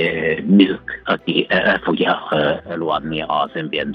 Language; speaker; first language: Hungarian; non-native, fluent; Italian